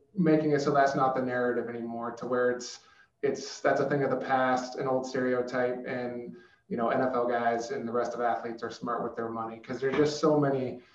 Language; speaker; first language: English; native; English